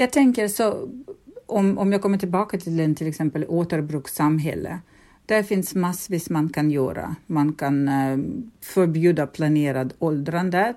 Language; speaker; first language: Swedish; non-native, fluent; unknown